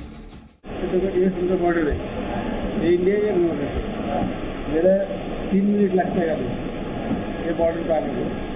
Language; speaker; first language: Hindi; non-native, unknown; Bangla